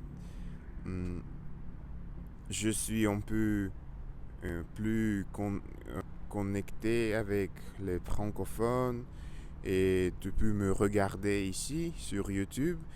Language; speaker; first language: French; non-native, learner; Russian